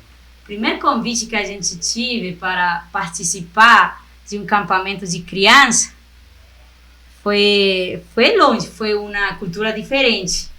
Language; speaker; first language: Portuguese; non-native, fluent; Spanish